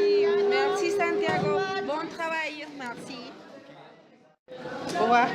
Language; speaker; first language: French; non-native, learner; Spanish